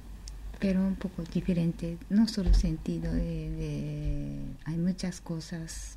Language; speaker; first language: Spanish; non-native, learner; Japanese